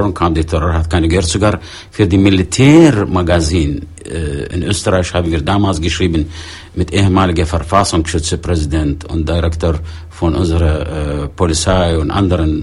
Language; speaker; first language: German; non-native, fluent; Arabic